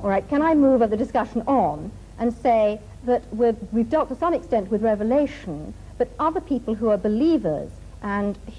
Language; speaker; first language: English; native; English